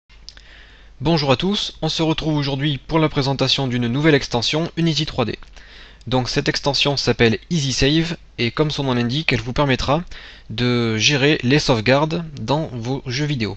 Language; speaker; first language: French; native; French